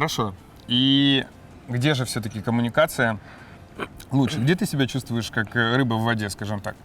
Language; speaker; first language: Russian; native; Russian